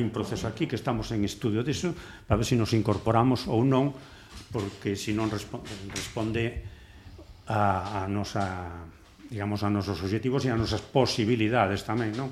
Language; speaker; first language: Galician; non-native, local second language; Spanish